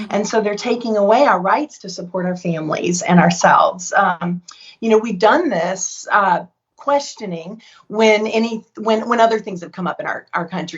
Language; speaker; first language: English; native; English